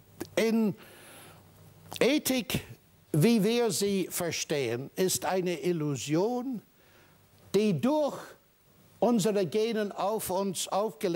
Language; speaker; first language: German; non-native, fluent; English